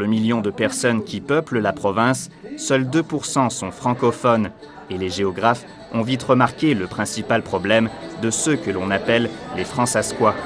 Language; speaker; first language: French; native; French